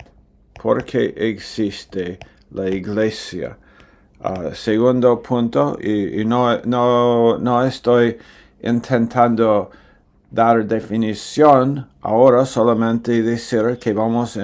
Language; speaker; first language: Spanish; non-native, fluent; English